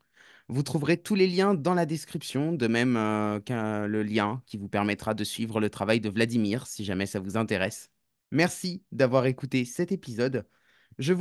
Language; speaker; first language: French; native; French